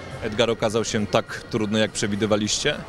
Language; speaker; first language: Polish; native; Polish